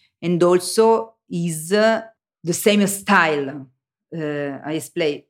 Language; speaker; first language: English; non-native, learner; Italian